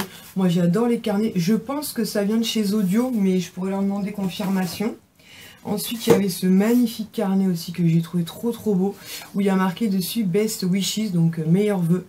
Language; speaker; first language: French; native; French